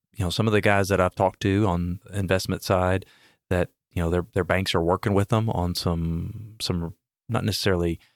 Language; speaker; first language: English; native; English